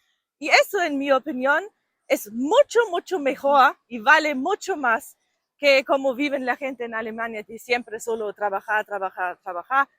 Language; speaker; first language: Spanish; non-native, fluent; German